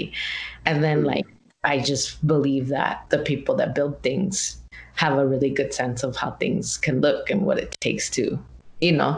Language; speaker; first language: English; native; English